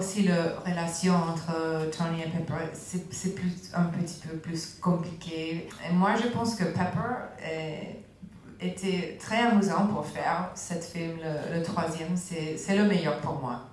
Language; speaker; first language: French; non-native, fluent; English